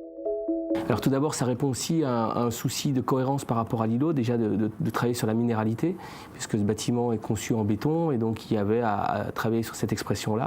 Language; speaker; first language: French; native; French